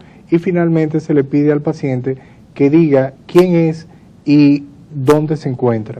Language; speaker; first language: Spanish; native; Spanish